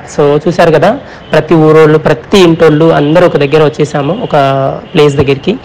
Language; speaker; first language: Telugu; non-native, local second language; Lambadi